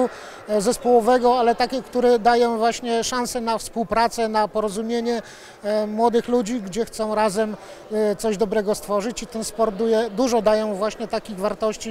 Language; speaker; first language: Polish; native; Polish